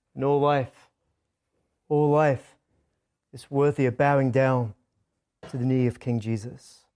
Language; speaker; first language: English; native; English